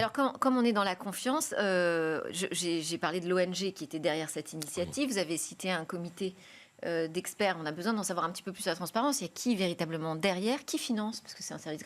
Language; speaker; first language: French; native; French